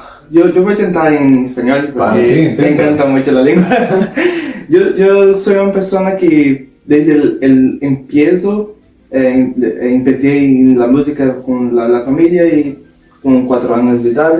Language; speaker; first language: Spanish; non-native, learner; Portuguese